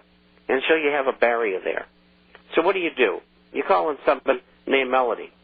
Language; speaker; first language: English; native; English